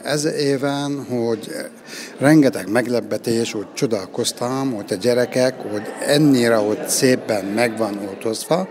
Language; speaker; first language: Hungarian; non-native, learner; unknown